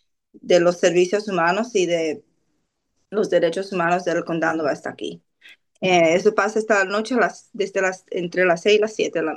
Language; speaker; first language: Spanish; early bilingual, other home language; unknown